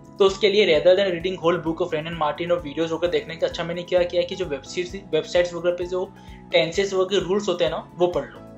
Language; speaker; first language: Hindi; native; Hindi